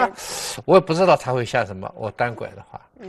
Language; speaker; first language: Chinese; native; Chinese